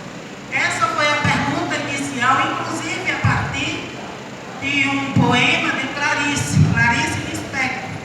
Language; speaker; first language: Portuguese; native; Portuguese